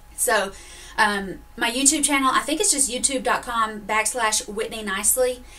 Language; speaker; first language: English; native; English